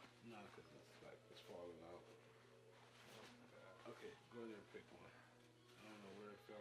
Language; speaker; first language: English; native; English